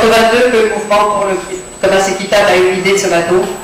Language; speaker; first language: French; native; French